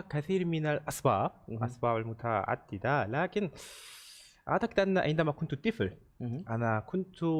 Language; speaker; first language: Arabic; non-native, learner; Korean